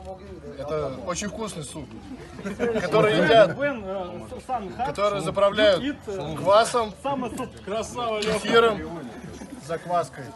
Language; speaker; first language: Russian; native; Russian